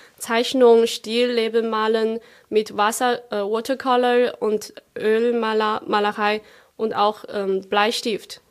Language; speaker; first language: German; non-native, fluent; Chinese